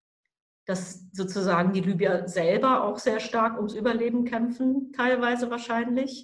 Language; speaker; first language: German; native; German